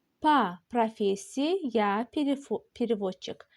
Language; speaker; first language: Russian; non-native, local second language; Azerbaijani